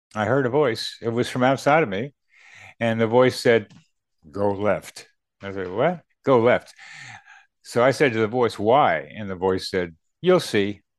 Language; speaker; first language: English; native; English